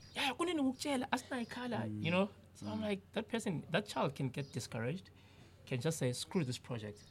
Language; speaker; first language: English; non-native, local second language; Zulu